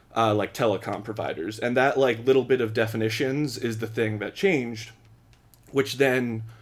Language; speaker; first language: English; native; English